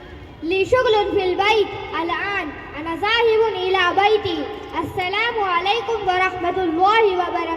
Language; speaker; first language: Arabic; non-native, learner; Urdu